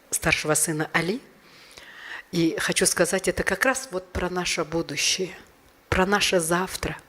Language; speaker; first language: Russian; non-native, local second language; Uyghur